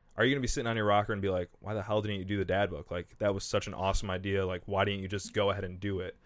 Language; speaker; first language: English; native; English